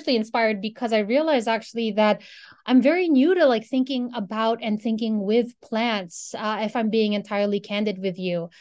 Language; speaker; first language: English; non-native, local second language; Filipino